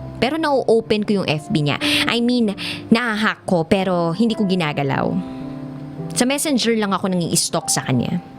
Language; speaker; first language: Filipino; native; Filipino